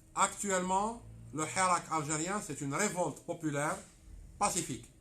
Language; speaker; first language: French; non-native, local second language; Arabic